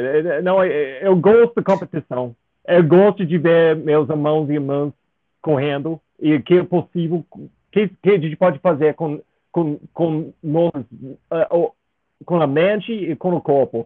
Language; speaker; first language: Portuguese; non-native, fluent; English